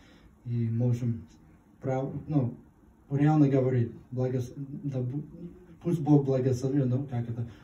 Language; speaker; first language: Russian; non-native, fluent; English